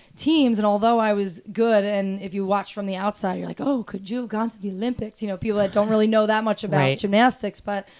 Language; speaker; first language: English; native; English